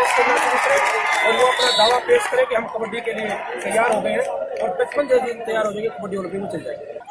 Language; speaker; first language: Hindi; native; Hindi